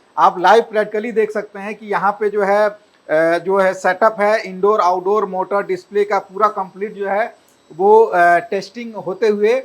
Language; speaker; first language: Hindi; native; Hindi